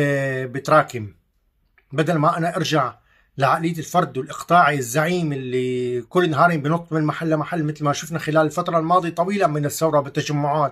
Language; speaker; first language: Arabic; native; Arabic